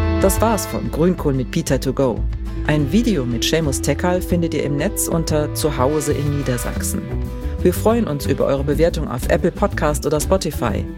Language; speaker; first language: German; native; German